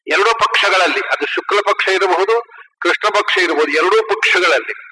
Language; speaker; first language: Kannada; native; Kannada